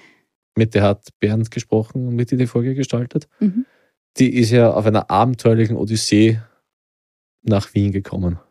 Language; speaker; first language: German; native; German